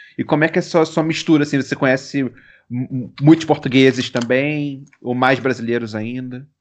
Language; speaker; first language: Portuguese; native; Portuguese